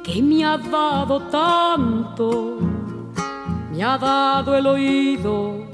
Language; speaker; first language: French; non-native, fluent; Spanish